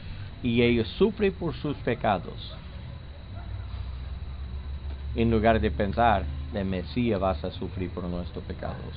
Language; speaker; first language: Spanish; non-native, learner; English